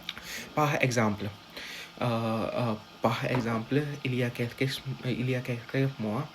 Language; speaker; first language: French; non-native, learner; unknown